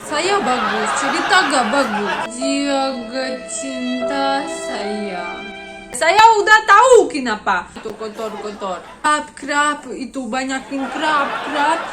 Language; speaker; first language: Indonesian; non-native, learner; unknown